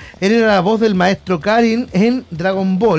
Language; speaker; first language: Spanish; native; Spanish